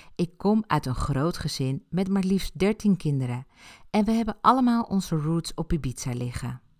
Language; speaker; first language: Dutch; early bilingual, other home language; Spanish